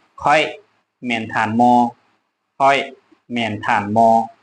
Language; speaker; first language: Vietnamese; non-native, learner; Lao